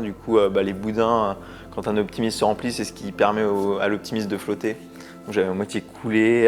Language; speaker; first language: French; native; French